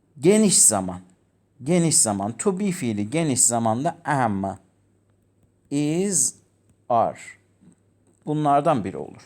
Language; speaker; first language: Turkish; native; Turkish